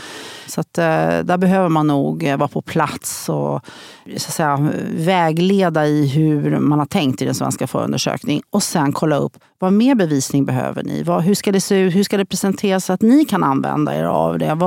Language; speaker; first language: Swedish; native; Swedish